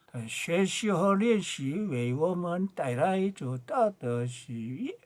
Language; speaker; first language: Chinese; non-native, learner; Korean